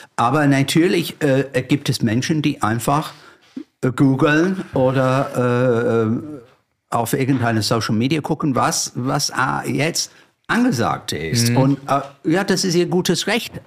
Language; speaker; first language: German; non-native, fluent; English